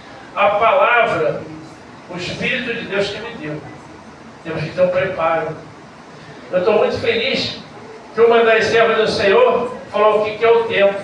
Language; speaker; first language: Portuguese; native; Portuguese